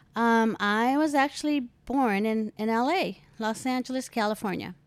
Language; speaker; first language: English; early bilingual, other home language; Filipino